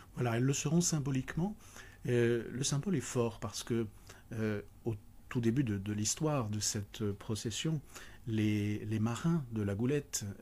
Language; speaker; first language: French; native; French